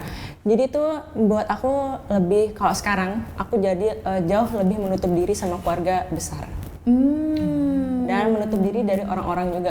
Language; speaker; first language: Indonesian; native; Indonesian